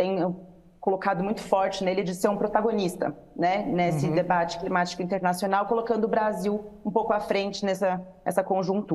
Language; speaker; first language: Portuguese; native; Portuguese